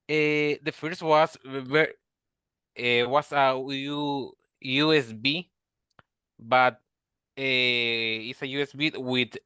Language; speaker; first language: English; non-native, learner; Spanish